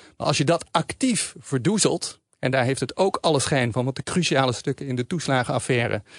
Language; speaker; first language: Dutch; native; Dutch